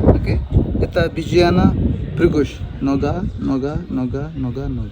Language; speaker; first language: Russian; non-native, learner; Telugu